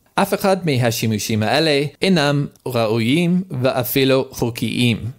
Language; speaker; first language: Hebrew; non-native, learner; English